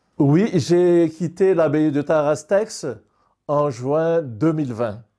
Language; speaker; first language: French; non-native, local second language; Malagasy